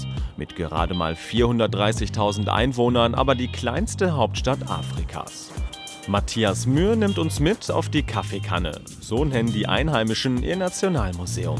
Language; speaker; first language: German; native; German